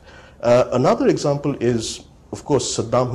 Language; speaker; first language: English; non-native, local second language; Bangla